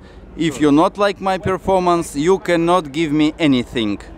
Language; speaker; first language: English; non-native, learner; Russian